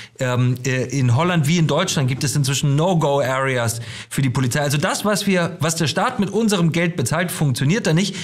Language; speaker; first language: German; native; German